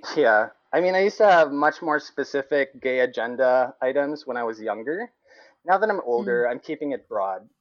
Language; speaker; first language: English; non-native, local second language; Cebuano